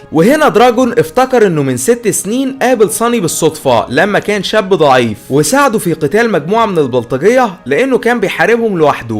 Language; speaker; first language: Arabic; native; Arabic